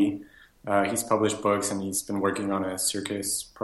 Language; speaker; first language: English; native; English